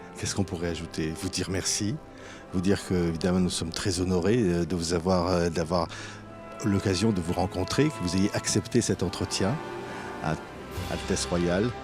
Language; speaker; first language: French; native; French